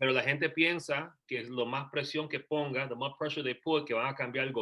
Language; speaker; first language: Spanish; early bilingual, heritage; Spanish